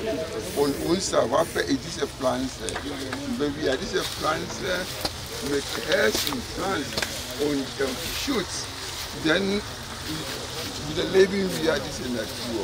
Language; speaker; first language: German; non-native, fluent; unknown